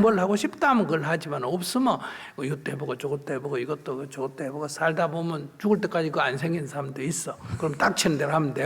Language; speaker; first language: Korean; native; Korean